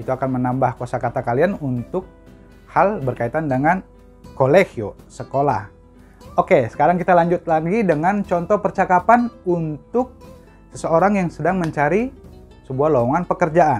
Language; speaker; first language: Indonesian; native; Indonesian